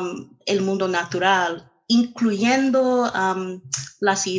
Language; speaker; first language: Spanish; non-native, fluent; English